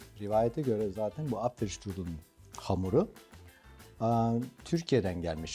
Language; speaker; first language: Turkish; non-native, fluent; German